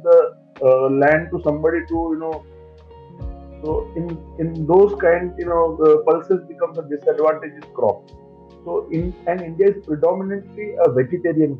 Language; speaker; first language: English; non-native, local second language; Gujarati